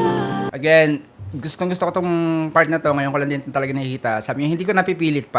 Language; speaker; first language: Filipino; native; Filipino